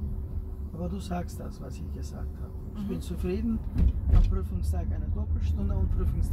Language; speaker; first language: German; non-native, fluent; Turkish